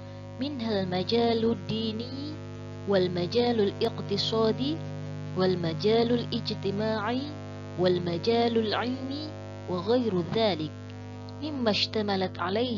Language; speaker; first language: Arabic; non-native, fluent; Indonesian